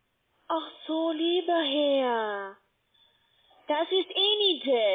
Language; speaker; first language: German; non-native, learner; Russian